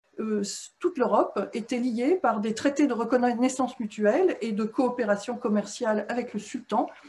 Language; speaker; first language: French; native; French